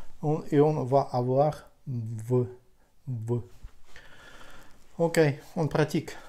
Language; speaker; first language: French; non-native, fluent; Ukrainian